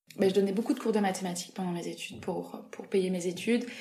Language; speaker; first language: French; native; French